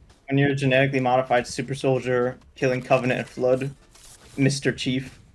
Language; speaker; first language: English; native; English